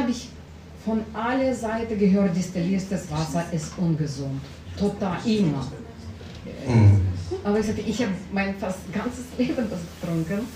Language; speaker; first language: German; non-native, learner; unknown